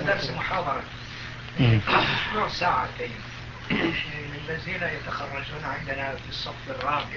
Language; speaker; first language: Arabic; non-native, fluent; Turkish